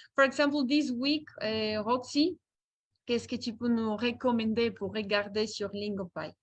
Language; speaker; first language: French; non-native, fluent; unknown